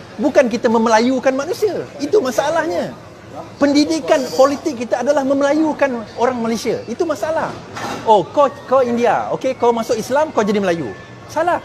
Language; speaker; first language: Malay; non-native, local second language; Chinese